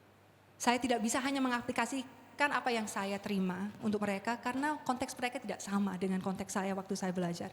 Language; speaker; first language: Indonesian; non-native, fluent; English